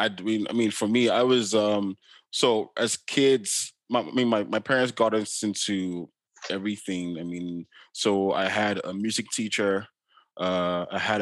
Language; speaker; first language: English; non-native, local second language; Yoruba